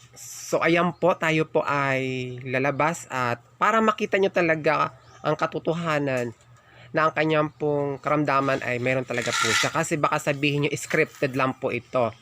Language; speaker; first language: Filipino; non-native, local second language; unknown